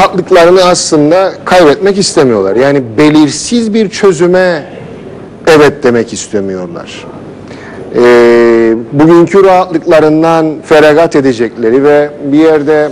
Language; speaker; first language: Turkish; native; Turkish